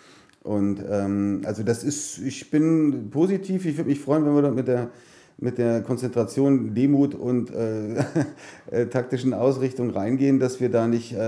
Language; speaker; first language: German; native; German